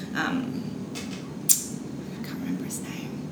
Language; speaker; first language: English; native; English